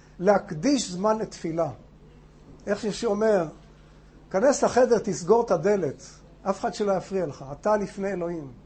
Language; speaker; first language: Hebrew; non-native, fluent; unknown